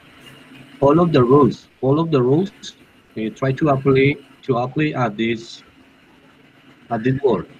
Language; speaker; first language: English; non-native, learner; Spanish